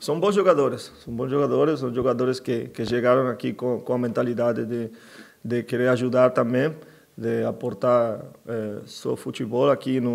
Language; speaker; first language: Portuguese; non-native, fluent; Spanish